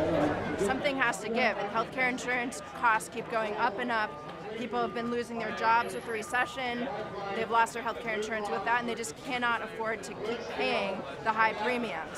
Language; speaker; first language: English; native; English